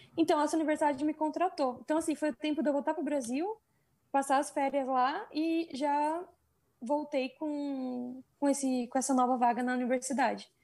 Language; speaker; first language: Portuguese; native; Portuguese